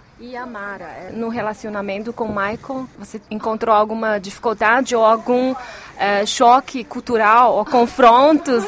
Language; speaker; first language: Portuguese; non-native, fluent; Chinese